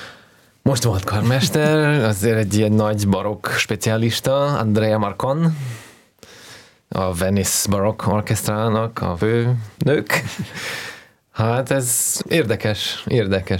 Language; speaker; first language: Hungarian; non-native, fluent; Russian